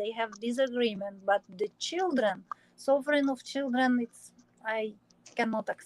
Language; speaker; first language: English; non-native, learner; Ukrainian